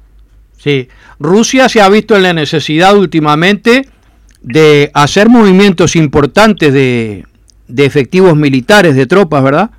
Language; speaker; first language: Spanish; native; Spanish